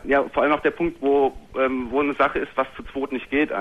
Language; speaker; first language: German; native; German